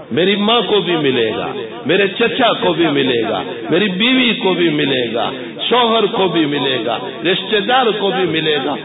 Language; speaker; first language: Urdu; non-native, local second language; Gujarati